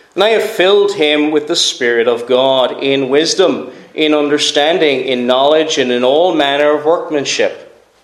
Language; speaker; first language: English; native; English